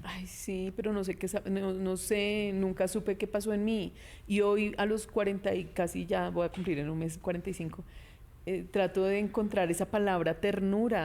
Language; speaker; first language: Spanish; native; Spanish